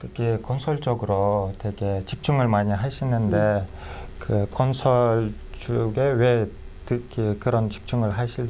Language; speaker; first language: Korean; non-native, learner; Kyrgyz